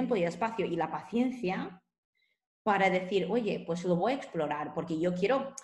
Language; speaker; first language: Spanish; non-native, fluent; English